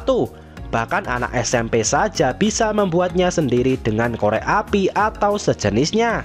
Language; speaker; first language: Indonesian; native; Indonesian